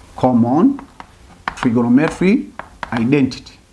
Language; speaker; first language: English; non-native, local second language; Swahili